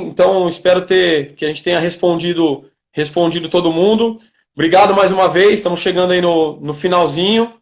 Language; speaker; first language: Portuguese; native; Portuguese